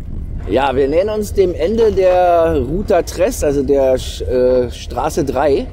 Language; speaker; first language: German; native; German